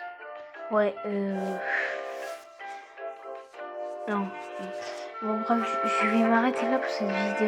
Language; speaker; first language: French; native; French